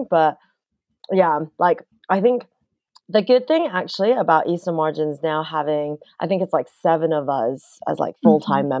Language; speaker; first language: English; non-native, local second language; Cantonese